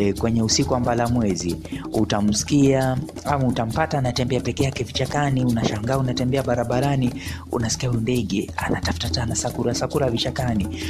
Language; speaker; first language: Swahili; non-native, local second language; Luyia